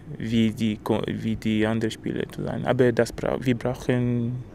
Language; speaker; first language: German; non-native, learner; French